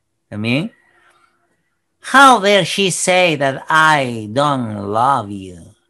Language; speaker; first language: English; non-native, fluent; Spanish